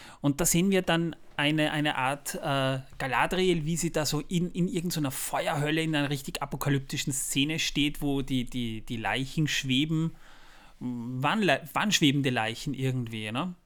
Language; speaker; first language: German; native; German